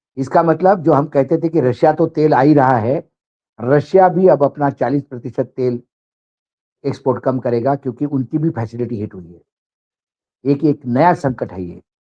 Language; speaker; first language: Hindi; non-native, local second language; Marathi